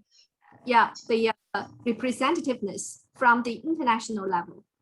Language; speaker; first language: English; non-native, fluent; Chinese